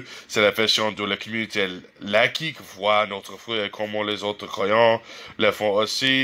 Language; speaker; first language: French; non-native, learner; English